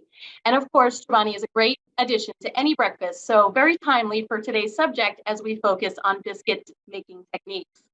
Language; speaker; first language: English; native; English